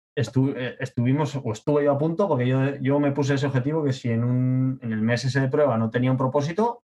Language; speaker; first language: Spanish; native; Spanish